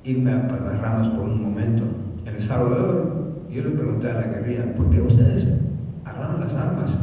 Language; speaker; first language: Spanish; early bilingual, other home language; English